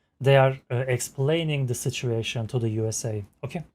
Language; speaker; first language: English; non-native, fluent; Turkish